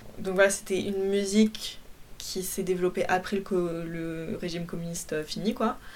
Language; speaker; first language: French; early bilingual, other home language; Polish